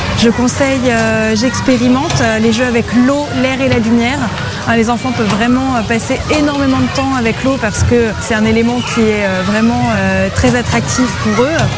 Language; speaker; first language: French; native; French